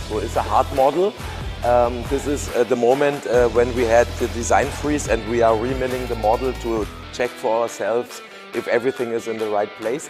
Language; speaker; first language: English; non-native, fluent; German